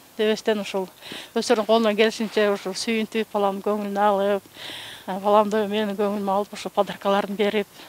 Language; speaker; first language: Kyrgyz; native; Kyrgyz